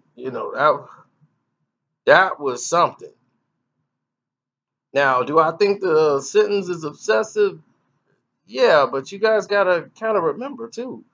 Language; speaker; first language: English; native; English